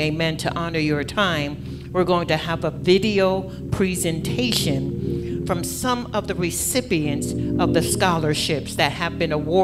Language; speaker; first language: English; native; English